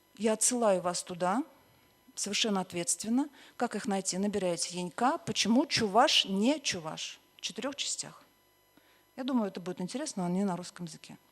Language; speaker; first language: Russian; native; Russian